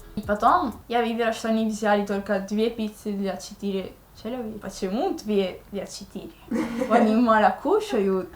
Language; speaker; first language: Russian; non-native, learner; Italian